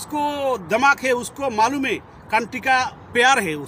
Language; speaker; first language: Hindi; non-native, fluent; Bangla